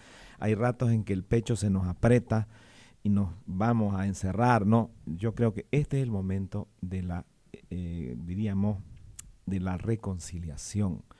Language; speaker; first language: Spanish; native; Spanish